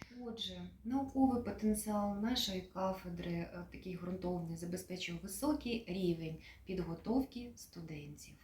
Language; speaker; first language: Ukrainian; native; Ukrainian